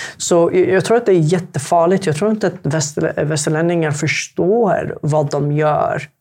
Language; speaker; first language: Swedish; non-native, fluent; Arabic